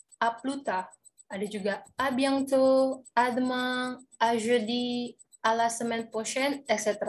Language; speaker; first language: French; non-native, fluent; Indonesian